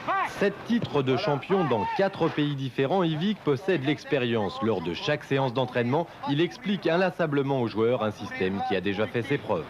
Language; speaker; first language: French; native; French